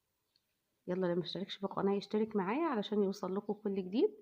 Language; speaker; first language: Arabic; native; Arabic